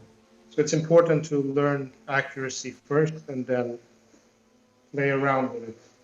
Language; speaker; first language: English; non-native, fluent; Romanian